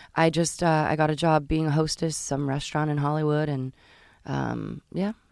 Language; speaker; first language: English; native; English